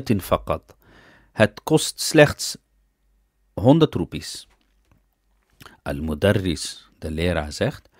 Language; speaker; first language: Dutch; early bilingual, other home language; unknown